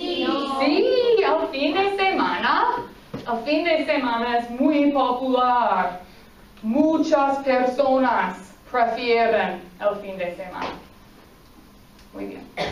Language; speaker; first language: Spanish; non-native, fluent; English